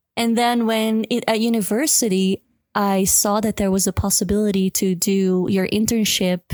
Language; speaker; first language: English; non-native, fluent; Dutch